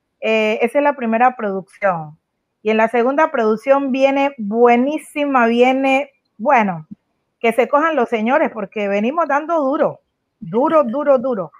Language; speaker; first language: Spanish; native; Spanish